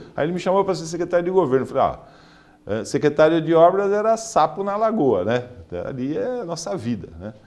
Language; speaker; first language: Portuguese; native; Portuguese